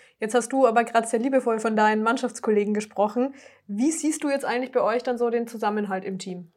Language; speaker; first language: German; native; German